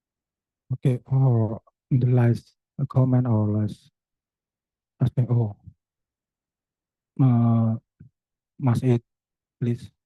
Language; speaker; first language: English; non-native, learner; Indonesian